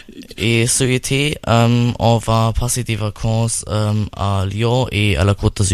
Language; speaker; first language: French; non-native, learner; German